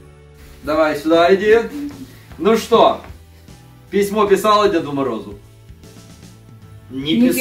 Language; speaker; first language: Russian; native; Russian